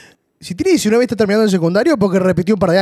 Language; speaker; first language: Spanish; native; Spanish